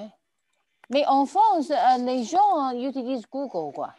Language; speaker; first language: French; non-native, learner; Chinese